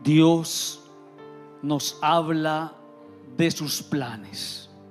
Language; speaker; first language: Spanish; native; Spanish